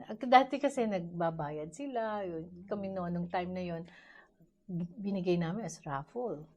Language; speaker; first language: Filipino; native; Filipino